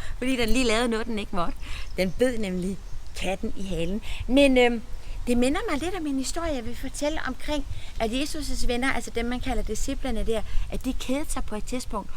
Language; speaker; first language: Danish; native; Danish